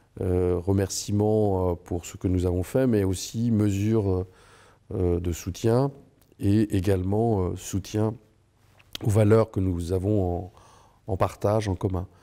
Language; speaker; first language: French; native; French